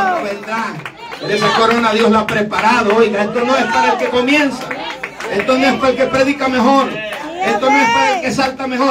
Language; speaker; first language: Spanish; native; Spanish